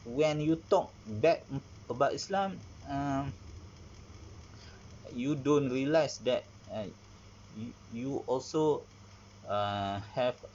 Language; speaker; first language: English; non-native, learner; Malay